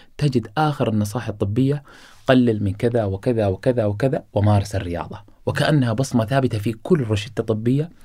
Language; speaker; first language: Arabic; native; Arabic